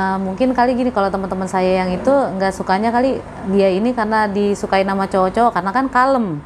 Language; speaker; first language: Indonesian; native; Indonesian